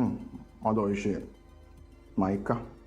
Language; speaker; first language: Japanese; non-native, learner; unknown